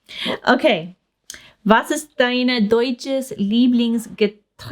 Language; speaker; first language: German; non-native, learner; English